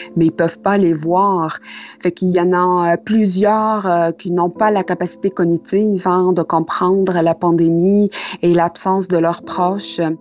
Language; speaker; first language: French; non-native, local second language; Arabic